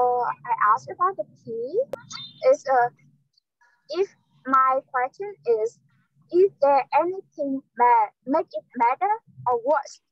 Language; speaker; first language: English; non-native, learner; Vietnamese